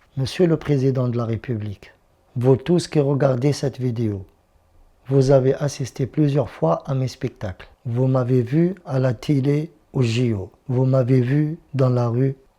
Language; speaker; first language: French; non-native, local second language; Arabic